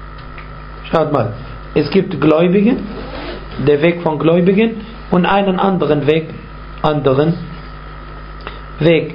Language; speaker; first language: German; non-native, fluent; Arabic